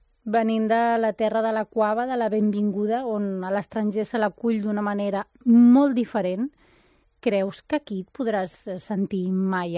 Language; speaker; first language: Catalan; native; Catalan